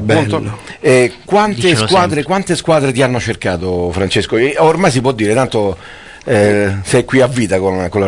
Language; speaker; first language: Italian; native; Italian